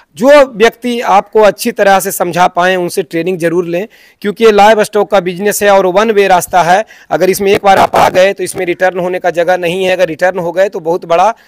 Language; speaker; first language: Hindi; native; Hindi